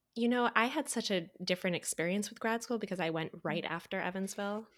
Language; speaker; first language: English; native; English